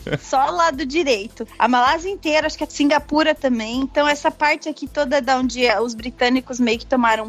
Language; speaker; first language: Portuguese; native; Portuguese